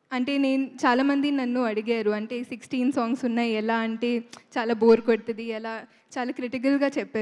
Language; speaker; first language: Telugu; non-native, fluent; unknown